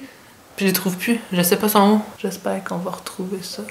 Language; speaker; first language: French; native; French